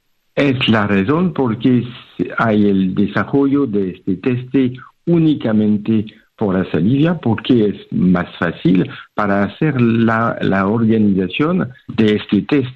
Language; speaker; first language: Spanish; non-native, fluent; French